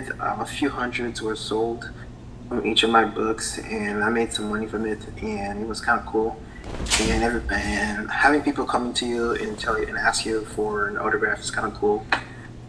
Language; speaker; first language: English; non-native, fluent; Haitian Creole